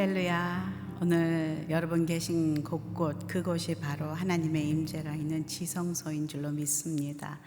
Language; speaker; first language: Korean; native; Korean